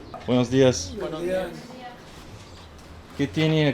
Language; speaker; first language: Spanish; non-native, learner; English